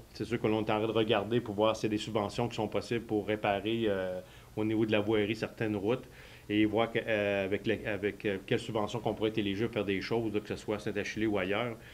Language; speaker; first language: French; native; French